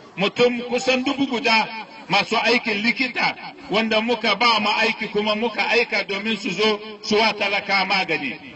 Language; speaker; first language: Hausa; non-native, local second language; Arabic